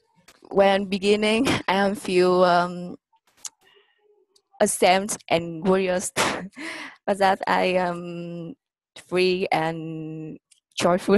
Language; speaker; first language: English; non-native, learner; Vietnamese